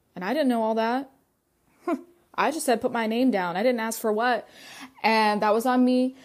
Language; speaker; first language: English; early bilingual, other home language; Russian